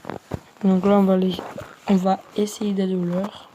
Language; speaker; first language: French; native; French